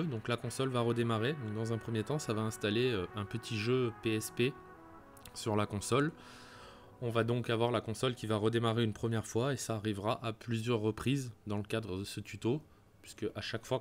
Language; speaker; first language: French; native; French